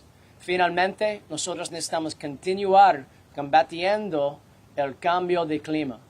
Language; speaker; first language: Spanish; non-native, learner; English